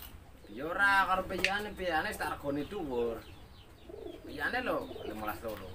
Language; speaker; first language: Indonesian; non-native, local second language; Javanese